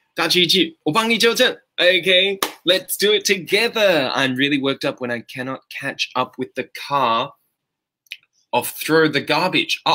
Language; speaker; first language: English; native; English